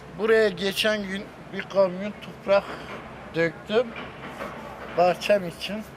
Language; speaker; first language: Turkish; native; Turkish